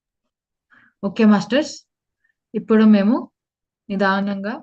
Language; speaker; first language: Telugu; early bilingual, heritage; Telugu